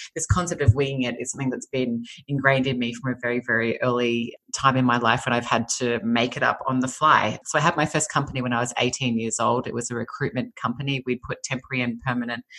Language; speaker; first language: English; native; English